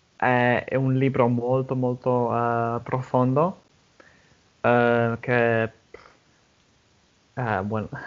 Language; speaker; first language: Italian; non-native, fluent; English